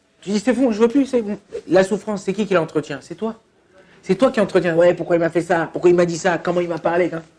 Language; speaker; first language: French; native; French